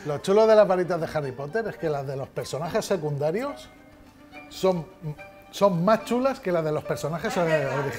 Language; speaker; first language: Spanish; native; Spanish